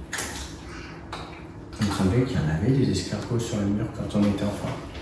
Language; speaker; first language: French; native; French